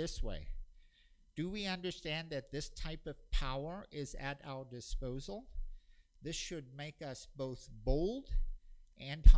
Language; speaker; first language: English; native; English